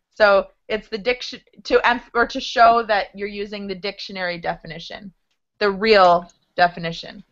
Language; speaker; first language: English; native; English